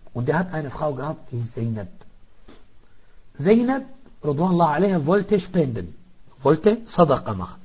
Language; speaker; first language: German; non-native, fluent; Arabic